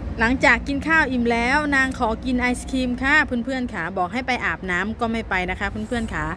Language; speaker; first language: Thai; native; Thai